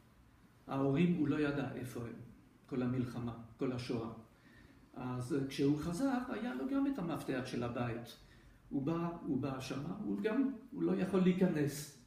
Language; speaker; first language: Hebrew; non-native, fluent; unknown